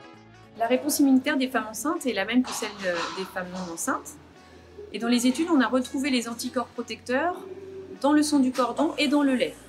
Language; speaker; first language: French; native; French